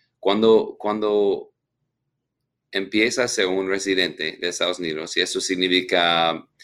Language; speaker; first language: Spanish; non-native, learner; English